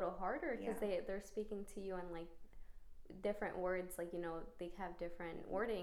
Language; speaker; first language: English; early bilingual, other home language; Spanish